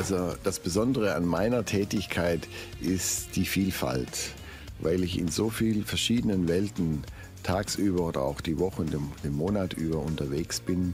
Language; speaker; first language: German; native; German